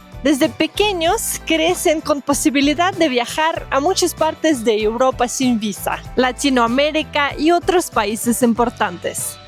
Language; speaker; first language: Spanish; non-native, fluent; Russian